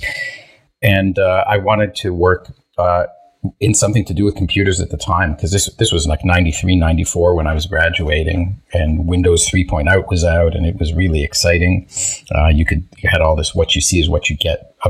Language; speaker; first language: English; early bilingual, other home language; Hebrew